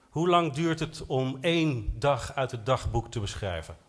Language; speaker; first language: Dutch; native; Dutch